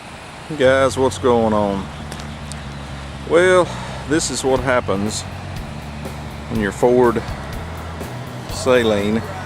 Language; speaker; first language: English; native; English